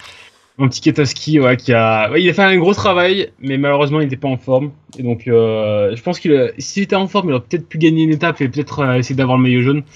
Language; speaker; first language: French; native; French